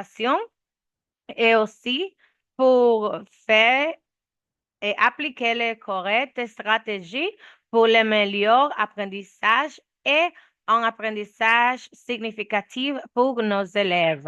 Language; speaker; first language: French; non-native, learner; Spanish